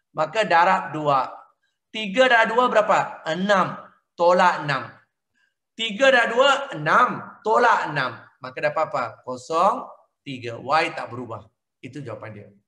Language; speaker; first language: Malay; native; Malay